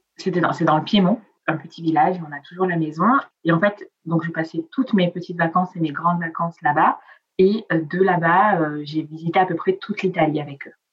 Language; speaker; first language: French; early bilingual, other home language; Italian